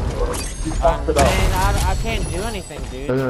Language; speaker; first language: English; native; English